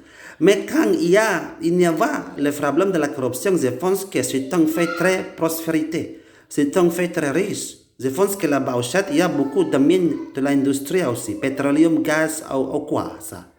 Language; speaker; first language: French; non-native, learner; Indonesian